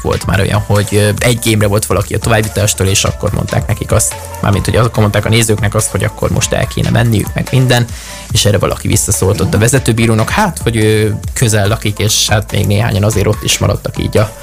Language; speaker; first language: Hungarian; native; Hungarian